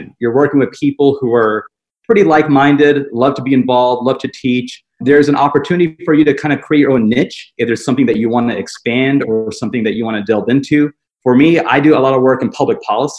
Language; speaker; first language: English; native; English